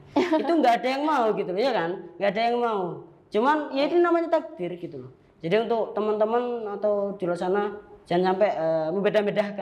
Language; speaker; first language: Indonesian; non-native, local second language; Javanese